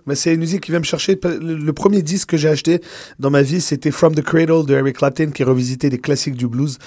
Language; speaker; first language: French; native; French